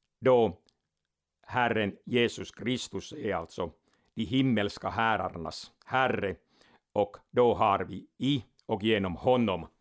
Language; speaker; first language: Swedish; non-native, local second language; Finnish